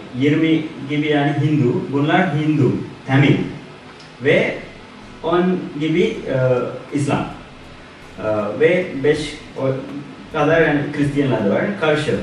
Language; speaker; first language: Turkish; non-native, learner; Sinhala